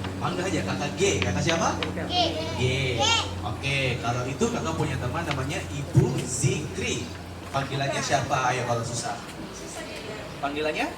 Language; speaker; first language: Malay; native; Malay